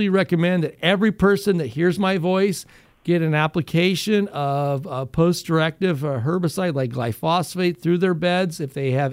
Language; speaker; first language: English; native; English